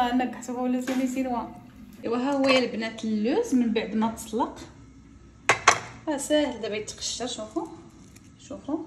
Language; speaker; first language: Arabic; native; Arabic